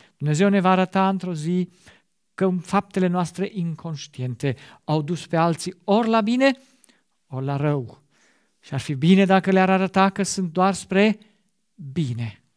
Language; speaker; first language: Romanian; non-native, fluent; German